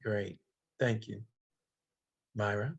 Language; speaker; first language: English; native; English